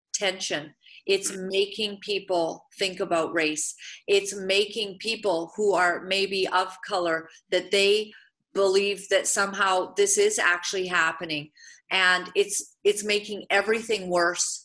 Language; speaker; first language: English; native; English